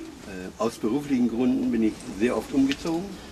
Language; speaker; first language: German; native; German